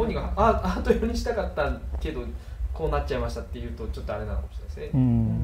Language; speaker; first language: Japanese; native; Japanese